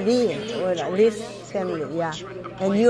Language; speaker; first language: English; non-native, learner; Korean